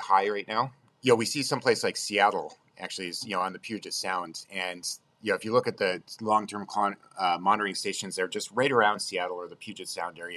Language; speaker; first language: English; native; English